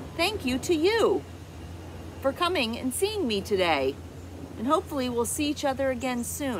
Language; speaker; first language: English; native; English